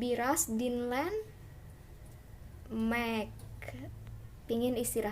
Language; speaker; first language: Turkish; non-native, fluent; Indonesian